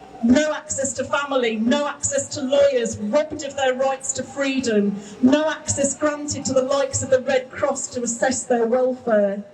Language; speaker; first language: English; native; English